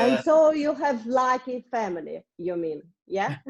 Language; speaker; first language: English; non-native, learner; Russian